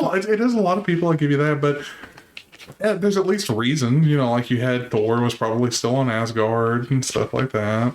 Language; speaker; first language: English; native; English